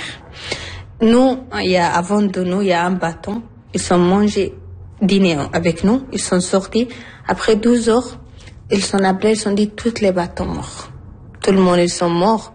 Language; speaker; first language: French; non-native, learner; Arabic